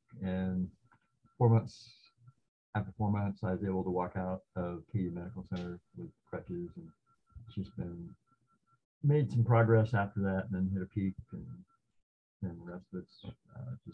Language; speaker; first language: English; native; English